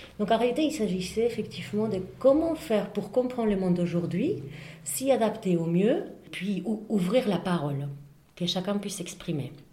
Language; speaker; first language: French; non-native, fluent; Spanish